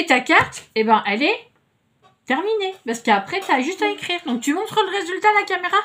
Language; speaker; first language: French; native; French